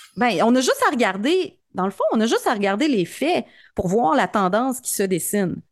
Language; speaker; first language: French; native; French